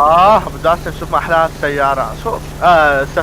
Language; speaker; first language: Arabic; native; Arabic